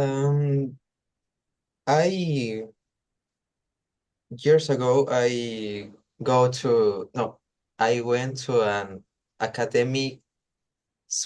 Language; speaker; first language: English; non-native, learner; Spanish